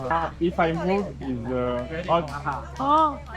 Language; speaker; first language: English; non-native, learner; French